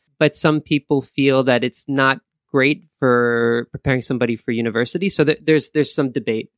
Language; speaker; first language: English; native; English